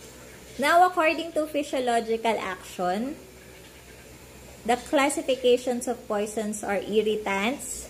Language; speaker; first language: English; non-native, local second language; Filipino